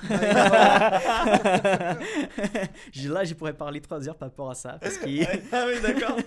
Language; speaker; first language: French; non-native, fluent; Portuguese